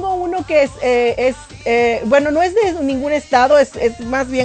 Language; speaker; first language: Spanish; native; Spanish